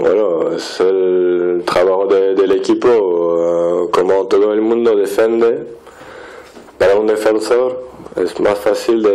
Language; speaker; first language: Spanish; non-native, fluent; French